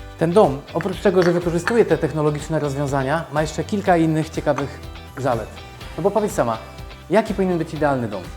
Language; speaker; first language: Polish; native; Polish